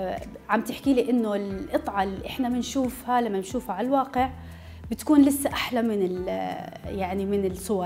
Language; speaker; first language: Arabic; native; Arabic